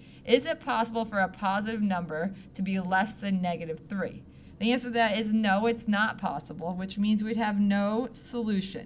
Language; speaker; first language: English; native; English